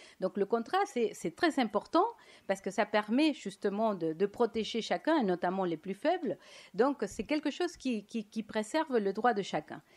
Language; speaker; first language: French; non-native, fluent; Spanish